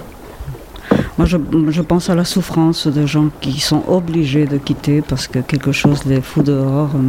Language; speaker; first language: French; non-native, fluent; Spanish